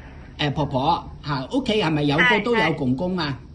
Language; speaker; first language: Cantonese; native; Cantonese